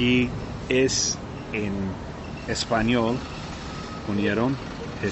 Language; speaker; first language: Spanish; non-native, learner; English